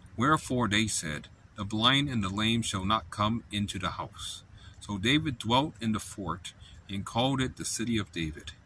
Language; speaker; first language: English; native; English